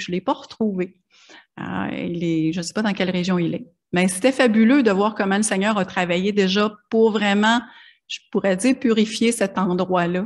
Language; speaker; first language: French; native; French